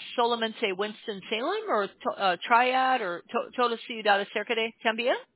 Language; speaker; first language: Spanish; non-native, learner; English